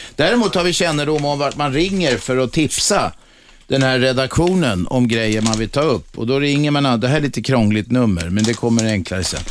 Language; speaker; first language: Swedish; native; Swedish